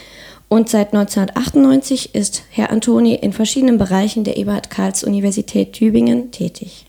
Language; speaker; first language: German; native; German